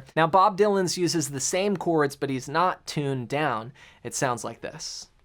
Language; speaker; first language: English; native; English